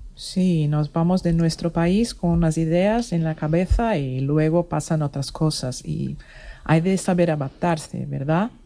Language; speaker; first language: Spanish; non-native, fluent; Portuguese